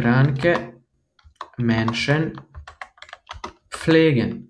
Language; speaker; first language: German; non-native, fluent; Croatian